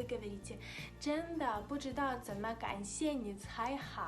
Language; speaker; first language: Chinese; non-native, fluent; Russian